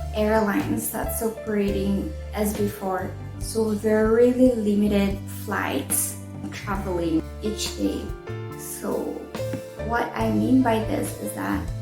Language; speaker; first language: English; non-native, fluent; Korean